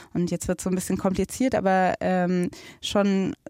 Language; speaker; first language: German; native; German